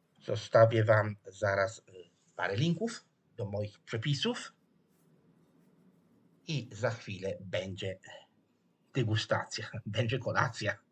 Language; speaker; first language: Polish; non-native, fluent; Italian